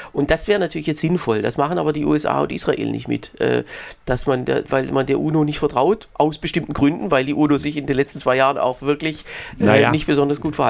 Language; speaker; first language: German; native; German